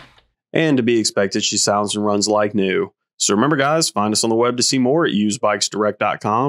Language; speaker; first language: English; native; English